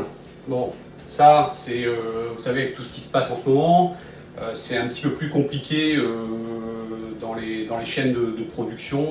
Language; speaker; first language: French; native; French